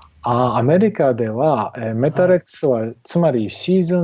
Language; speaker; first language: Japanese; non-native, learner; English